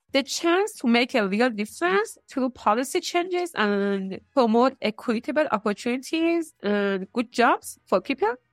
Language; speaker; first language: English; non-native, fluent; Persian